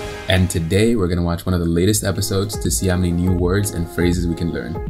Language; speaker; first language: English; native; English